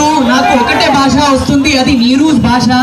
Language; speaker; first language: Telugu; non-native, learner; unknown